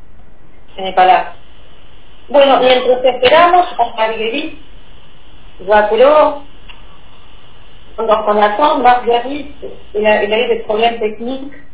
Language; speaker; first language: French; non-native, fluent; Spanish